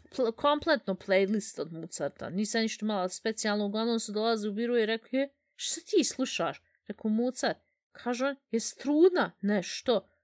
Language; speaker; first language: Bosnian; early bilingual, heritage; Bosnian